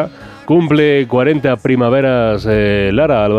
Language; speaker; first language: Spanish; native; Spanish